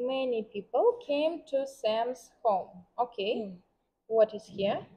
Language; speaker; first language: English; non-native, fluent; Vietnamese